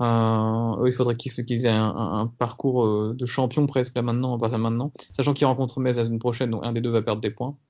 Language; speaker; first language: French; native; French